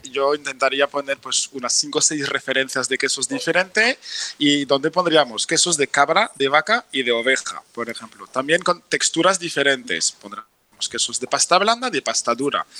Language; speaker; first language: Spanish; non-native, fluent; French